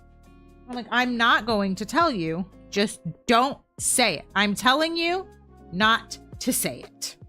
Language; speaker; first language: English; native; English